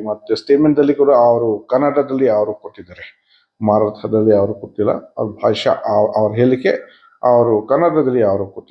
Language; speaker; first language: Kannada; non-native, fluent; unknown